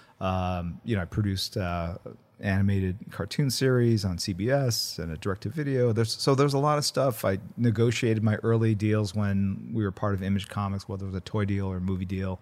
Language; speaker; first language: English; early bilingual, other home language; Korean